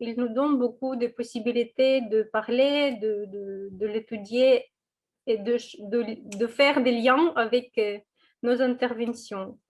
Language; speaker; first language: French; non-native, fluent; Russian